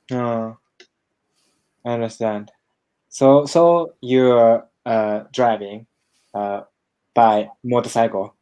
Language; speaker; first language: English; non-native, learner; Japanese